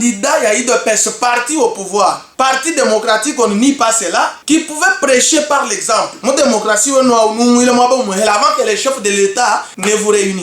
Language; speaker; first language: French; non-native, local second language; Luba-Lulua